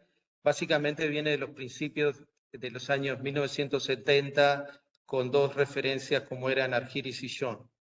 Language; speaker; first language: Spanish; native; Spanish